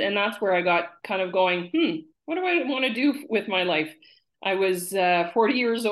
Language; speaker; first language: English; native; English